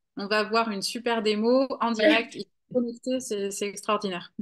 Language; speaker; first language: French; native; French